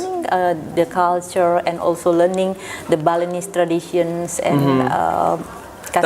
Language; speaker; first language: English; non-native, fluent; Indonesian